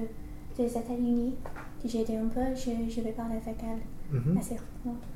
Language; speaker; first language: French; non-native, learner; English